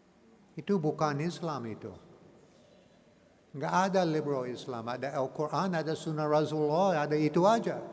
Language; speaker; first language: Indonesian; non-native, learner; English